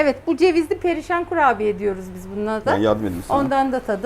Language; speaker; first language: Turkish; native; Turkish